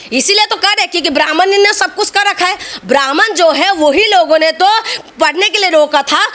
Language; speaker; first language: Hindi; non-native, local second language; Assamese